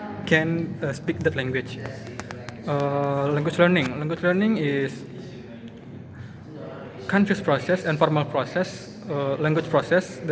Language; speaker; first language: English; non-native, learner; Indonesian